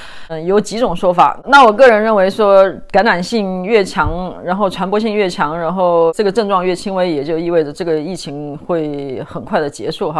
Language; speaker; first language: Chinese; native; Chinese